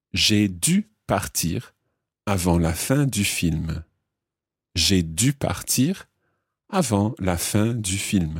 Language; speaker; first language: French; non-native, fluent; English